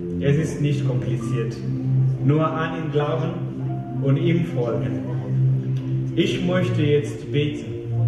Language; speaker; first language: German; non-native, fluent; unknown